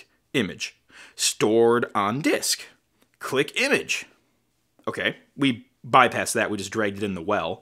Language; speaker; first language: English; native; English